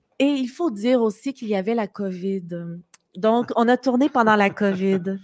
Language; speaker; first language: French; native; French